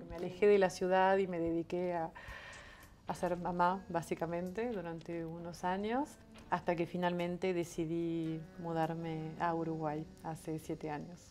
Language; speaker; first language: Spanish; non-native, fluent; French